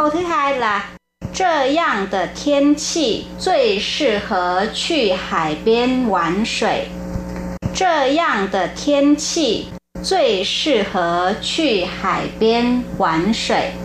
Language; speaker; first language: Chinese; non-native, fluent; Vietnamese